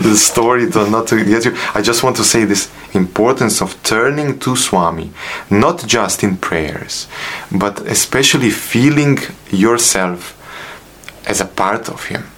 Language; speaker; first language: English; non-native, fluent; Bosnian